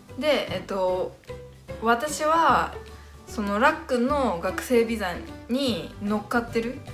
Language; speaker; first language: Japanese; native; Japanese